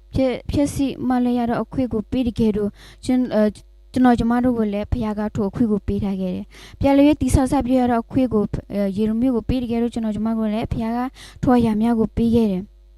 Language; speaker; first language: Burmese; non-native, local second language; S'gaw Karen